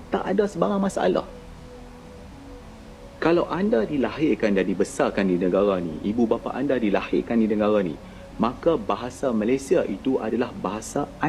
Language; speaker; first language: Malay; native; Malay